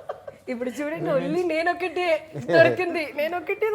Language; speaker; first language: Telugu; non-native, learner; Malayalam